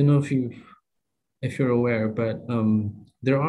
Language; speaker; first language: English; non-native, local second language; Filipino